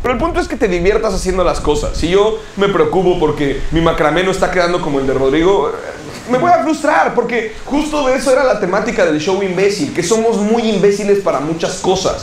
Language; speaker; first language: Spanish; native; Spanish